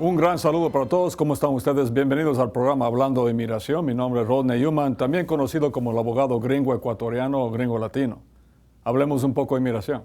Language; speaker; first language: Spanish; non-native, fluent; English